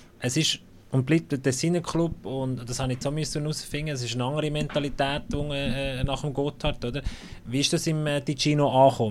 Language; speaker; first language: German; native; German